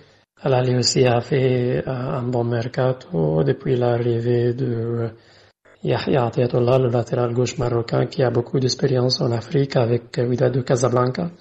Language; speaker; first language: French; non-native, fluent; Arabic